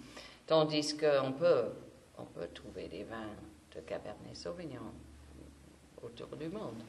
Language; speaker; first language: French; non-native, fluent; English